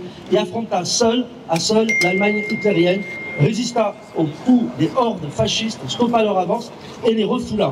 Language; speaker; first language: French; native; French